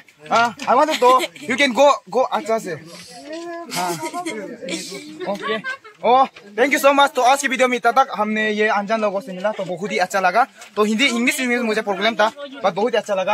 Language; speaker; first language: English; non-native, learner; Adi